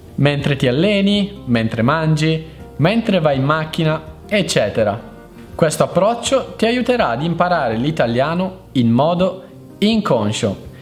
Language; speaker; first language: Italian; native; Italian